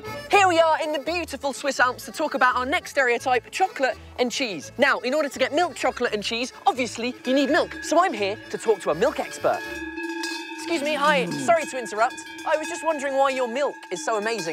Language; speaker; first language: English; native; English